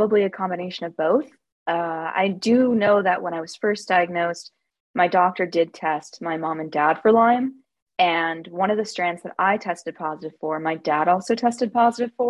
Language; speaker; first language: English; native; English